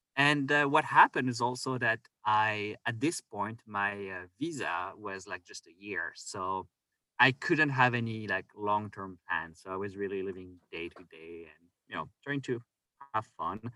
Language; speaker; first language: English; non-native, fluent; French